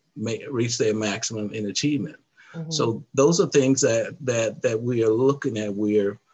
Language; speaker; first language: English; native; English